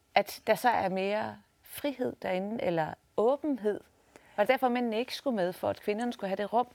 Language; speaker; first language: Danish; native; Danish